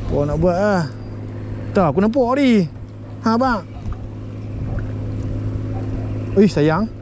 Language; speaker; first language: Malay; native; Malay